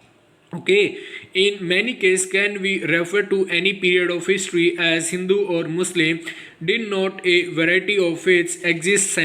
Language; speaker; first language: English; non-native, local second language; Hindi